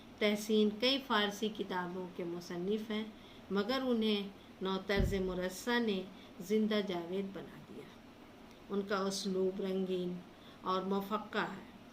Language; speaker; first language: Urdu; native; Urdu